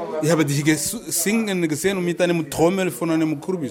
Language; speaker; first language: German; native; German